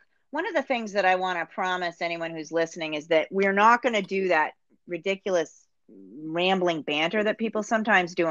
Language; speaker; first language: English; native; English